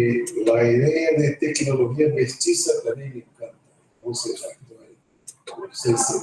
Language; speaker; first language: Spanish; non-native, fluent; Portuguese